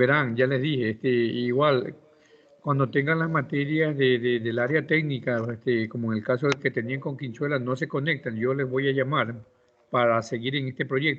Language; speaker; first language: Spanish; native; Spanish